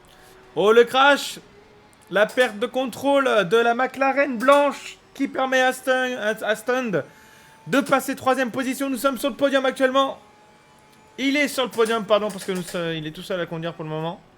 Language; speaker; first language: French; native; French